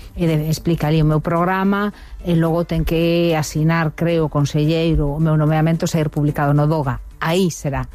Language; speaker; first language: Galician; native; Galician